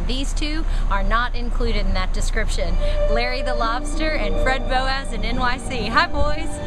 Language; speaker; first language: English; native; English